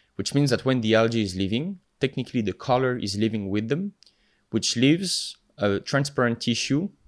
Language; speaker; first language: English; non-native, fluent; French